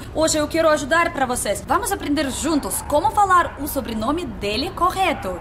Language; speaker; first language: Portuguese; non-native, learner; Russian